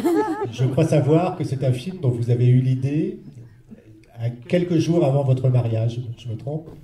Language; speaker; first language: French; native; French